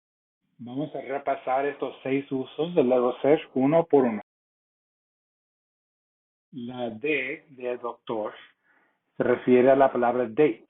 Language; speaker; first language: Spanish; non-native, fluent; English